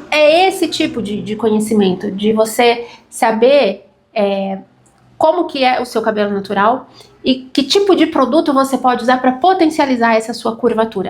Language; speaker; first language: Portuguese; native; Portuguese